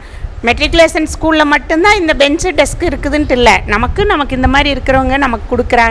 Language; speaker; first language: Tamil; native; Tamil